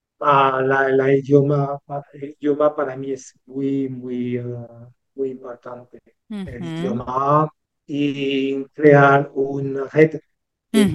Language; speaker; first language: Spanish; non-native, learner; French